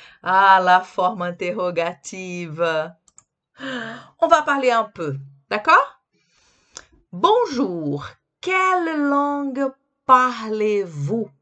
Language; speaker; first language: French; non-native, fluent; Portuguese